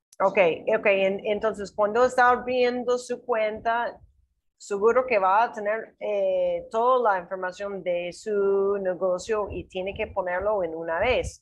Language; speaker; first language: Spanish; non-native, learner; English